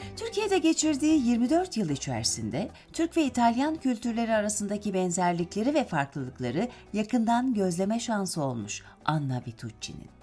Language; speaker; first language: Turkish; native; Turkish